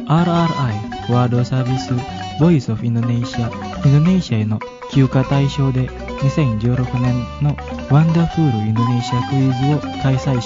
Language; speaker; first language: Japanese; non-native, fluent; Indonesian